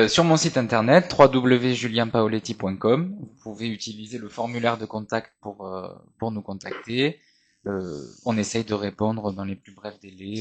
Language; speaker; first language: French; native; French